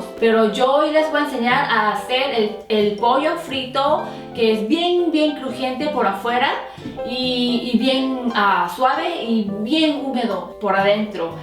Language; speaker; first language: Spanish; non-native, fluent; Korean